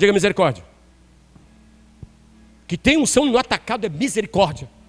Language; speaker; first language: Portuguese; native; Portuguese